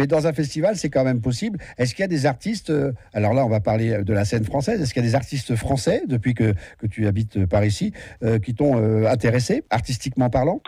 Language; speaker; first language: French; native; French